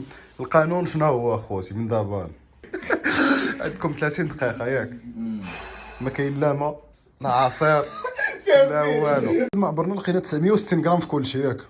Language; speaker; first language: Arabic; native; Arabic